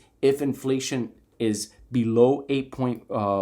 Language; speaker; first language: English; native; English